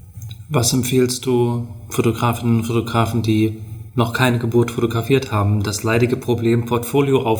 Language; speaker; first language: German; native; German